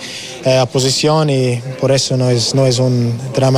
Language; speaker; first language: Spanish; non-native, learner; English